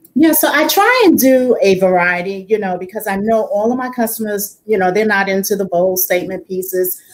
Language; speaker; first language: English; native; English